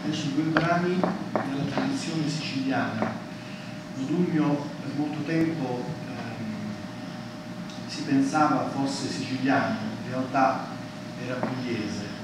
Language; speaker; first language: Italian; native; Italian